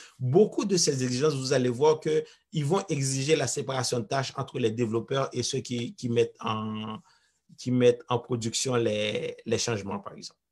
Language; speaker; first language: French; native; French